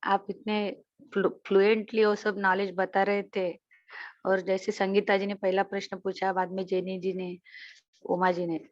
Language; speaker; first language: Hindi; non-native, local second language; Marathi